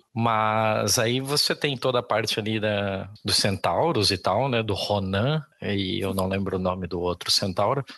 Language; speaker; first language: Portuguese; native; Portuguese